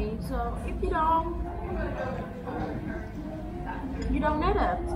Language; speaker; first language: English; non-native, learner; Vietnamese